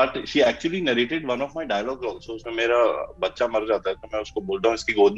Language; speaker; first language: Hindi; native; Hindi